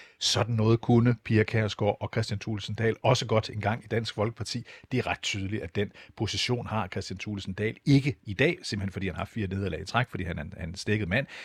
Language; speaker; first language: Danish; native; Danish